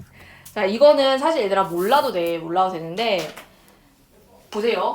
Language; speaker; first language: Korean; native; Korean